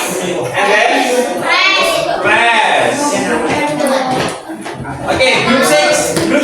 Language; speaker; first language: English; non-native, fluent; Indonesian